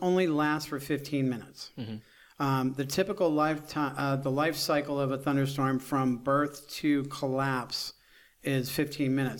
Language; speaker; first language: English; native; English